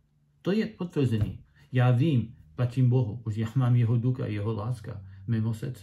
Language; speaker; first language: Czech; non-native, learner; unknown